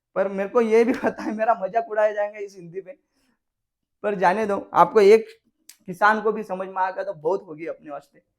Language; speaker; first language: Hindi; non-native, local second language; Marathi